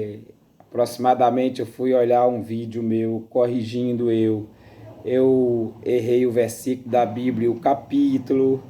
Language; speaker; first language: Portuguese; native; Portuguese